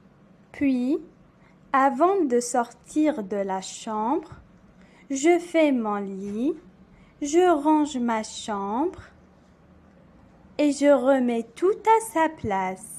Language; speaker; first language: French; non-native, local second language; Arabic